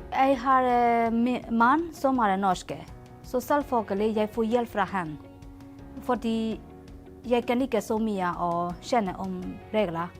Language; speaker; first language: Norwegian; non-native, learner; Burmese